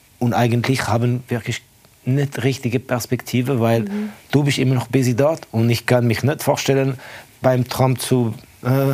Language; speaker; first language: German; non-native, fluent; Estonian